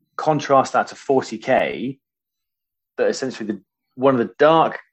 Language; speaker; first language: English; native; English